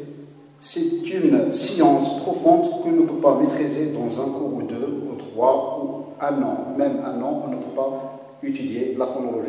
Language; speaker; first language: French; non-native, local second language; Arabic